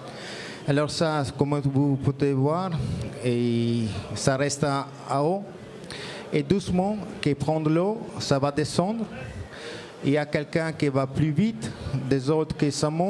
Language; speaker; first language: French; non-native, learner; Italian